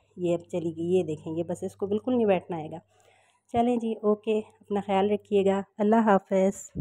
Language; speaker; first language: Urdu; native; Urdu